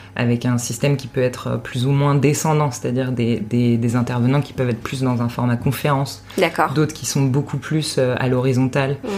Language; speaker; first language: French; native; French